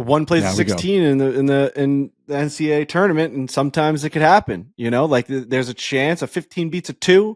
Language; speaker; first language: English; native; English